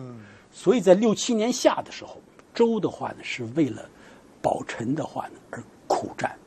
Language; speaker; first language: Chinese; native; Chinese